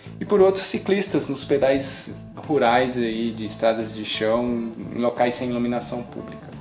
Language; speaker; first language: Portuguese; native; Portuguese